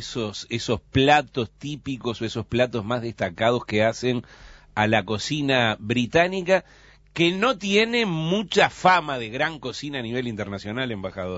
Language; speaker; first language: Spanish; native; Spanish